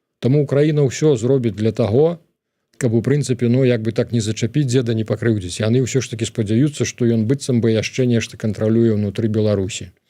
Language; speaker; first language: Belarusian; native; Belarusian